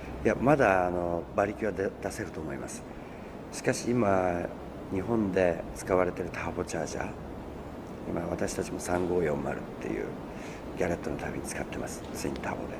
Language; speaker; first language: Japanese; native; Japanese